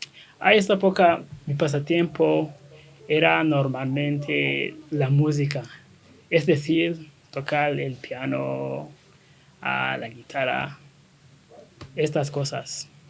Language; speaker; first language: Spanish; non-native, learner; Kinyarwanda